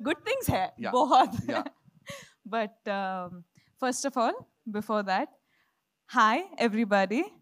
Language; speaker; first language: Hindi; non-native, local second language; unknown